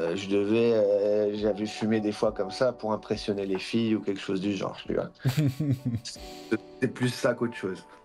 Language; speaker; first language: French; early bilingual, other home language; Portuguese